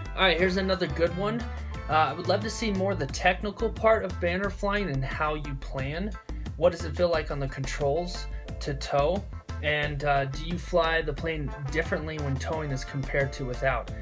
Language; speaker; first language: English; native; English